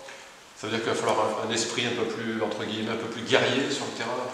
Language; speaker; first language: French; native; French